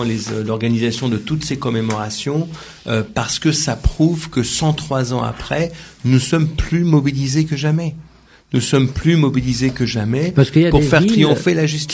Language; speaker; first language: French; native; French